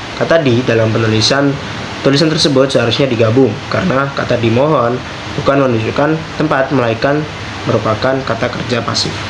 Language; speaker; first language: Indonesian; native; Indonesian